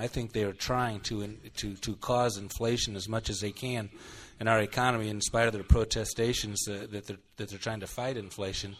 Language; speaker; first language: English; native; English